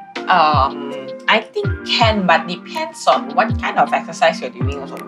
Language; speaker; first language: English; non-native, local second language; Chinese